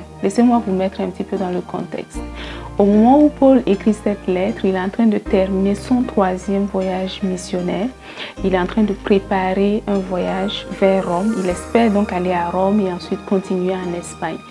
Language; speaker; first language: French; native; French